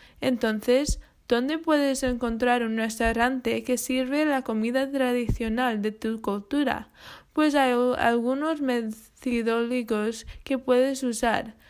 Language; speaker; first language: Spanish; non-native, fluent; English